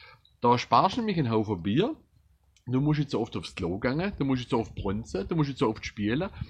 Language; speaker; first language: German; native; German